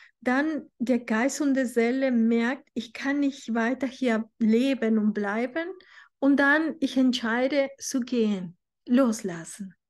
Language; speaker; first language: German; non-native, fluent; Spanish